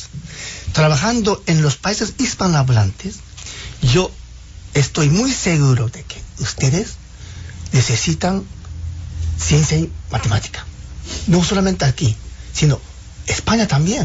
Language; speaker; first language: Spanish; non-native, fluent; Japanese